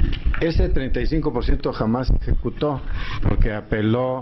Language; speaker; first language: Spanish; native; Spanish